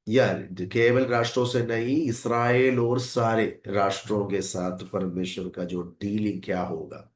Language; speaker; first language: Hindi; non-native, local second language; Malayalam